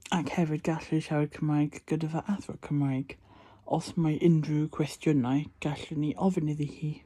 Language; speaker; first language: Welsh; non-native, local second language; English